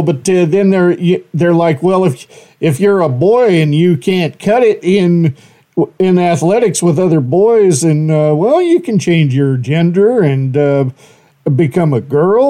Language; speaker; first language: English; native; English